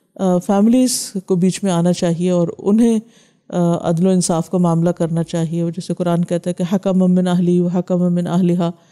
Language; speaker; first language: Urdu; native; Urdu